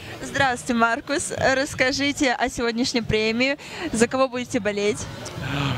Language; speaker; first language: Russian; native; Russian